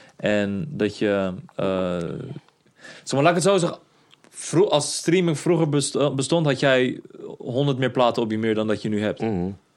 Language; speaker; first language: Dutch; native; Dutch